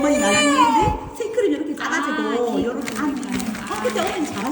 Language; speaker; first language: Korean; native; Korean